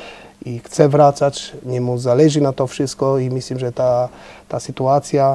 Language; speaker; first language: Polish; non-native, fluent; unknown